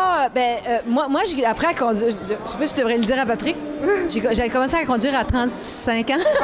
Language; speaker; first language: French; native; French